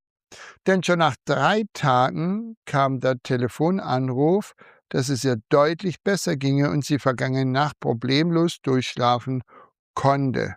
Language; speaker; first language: German; native; German